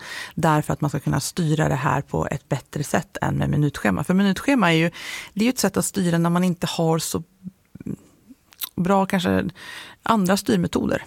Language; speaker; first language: Swedish; native; Swedish